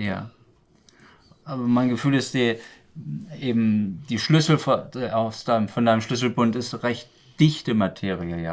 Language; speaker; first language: German; native; German